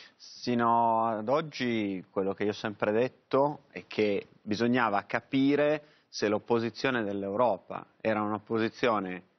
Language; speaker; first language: Italian; native; Italian